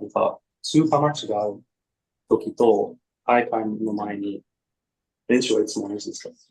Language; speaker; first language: Japanese; non-native, learner; English